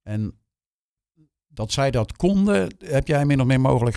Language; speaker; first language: Dutch; native; Dutch